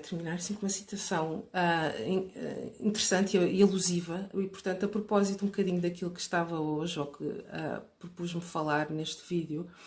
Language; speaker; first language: Portuguese; native; Portuguese